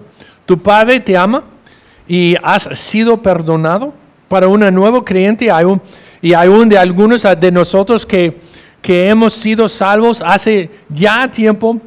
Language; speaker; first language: Spanish; non-native, fluent; English